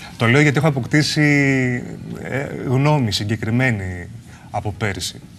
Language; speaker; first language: Greek; native; Greek